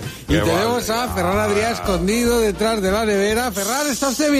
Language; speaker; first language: Spanish; native; Spanish